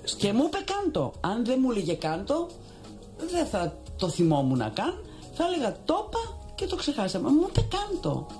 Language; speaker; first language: Greek; native; Greek